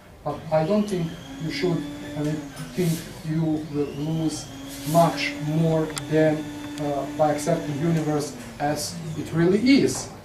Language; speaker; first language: English; non-native, fluent; Serbian